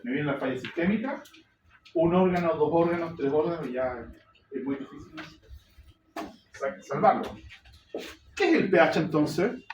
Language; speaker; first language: Spanish; native; Spanish